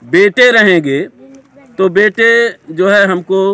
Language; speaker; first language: Hindi; native; Hindi